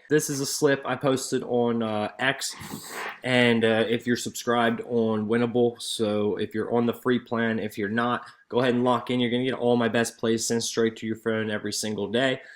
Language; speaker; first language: English; native; English